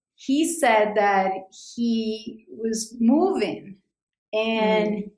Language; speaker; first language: English; non-native, fluent; Spanish